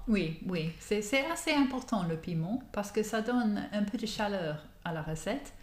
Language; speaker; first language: French; non-native, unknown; English